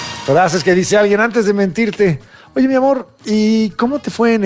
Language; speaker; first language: Spanish; native; Spanish